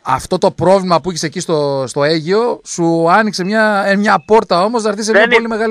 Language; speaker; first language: Greek; native; Greek